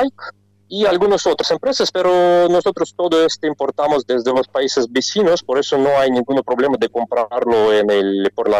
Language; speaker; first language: Spanish; non-native, fluent; Russian